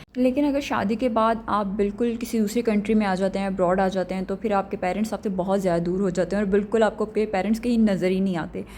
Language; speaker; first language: Urdu; native; Urdu